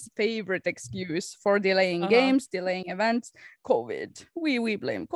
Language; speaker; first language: English; non-native, fluent; Norwegian